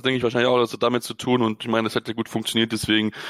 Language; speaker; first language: German; native; German